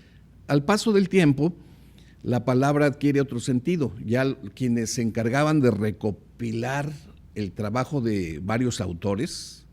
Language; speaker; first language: Spanish; native; Spanish